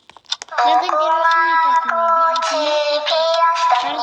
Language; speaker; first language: Romanian; early bilingual, heritage; Romanian